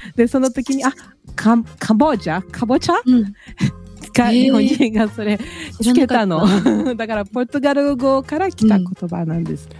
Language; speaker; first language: Japanese; early bilingual, heritage; Portuguese